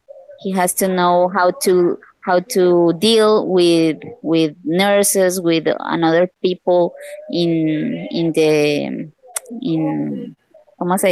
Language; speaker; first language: English; non-native, learner; Spanish